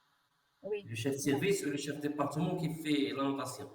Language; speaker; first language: French; non-native, local second language; Arabic